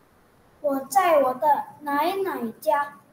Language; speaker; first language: Chinese; non-native, learner; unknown